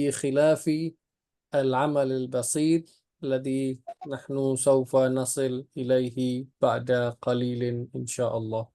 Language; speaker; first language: Arabic; non-native, fluent; Indonesian